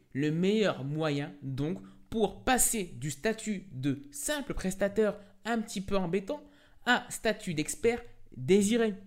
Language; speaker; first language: French; native; French